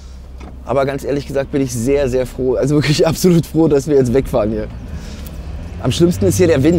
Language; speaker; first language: German; native; German